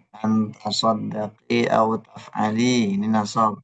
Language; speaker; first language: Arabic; non-native, learner; Indonesian